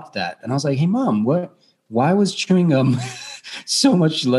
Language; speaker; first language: English; non-native, fluent; Bulgarian